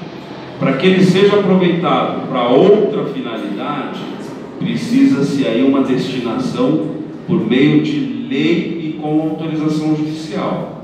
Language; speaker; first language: Portuguese; native; Portuguese